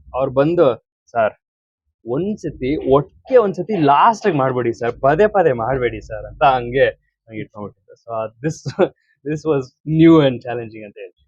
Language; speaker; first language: Kannada; early bilingual, heritage; Kannada